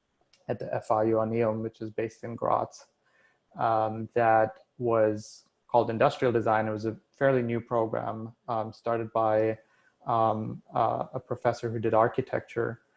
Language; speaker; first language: English; non-native, fluent; German